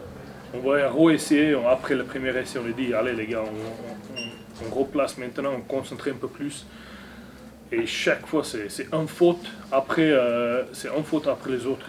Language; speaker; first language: French; non-native, learner; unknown